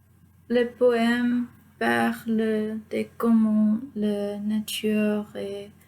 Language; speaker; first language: French; non-native, fluent; Spanish